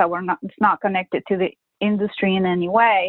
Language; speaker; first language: English; non-native, fluent; Spanish